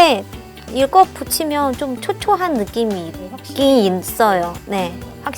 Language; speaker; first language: Korean; non-native, fluent; Chinese